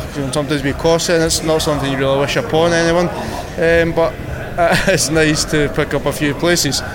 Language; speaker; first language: English; native; English